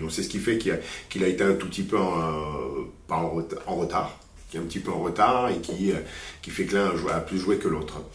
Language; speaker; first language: French; native; French